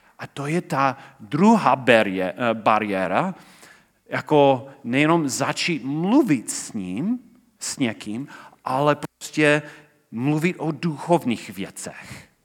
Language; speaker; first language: Czech; non-native, fluent; English